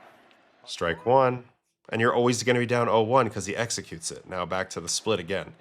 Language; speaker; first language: English; native; English